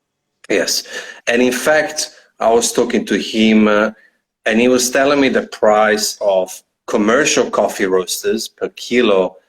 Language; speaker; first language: English; non-native, fluent; Italian